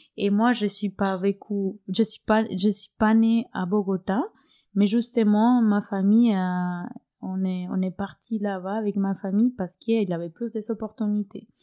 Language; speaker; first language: French; non-native, fluent; Spanish